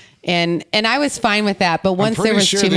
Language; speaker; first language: English; native; English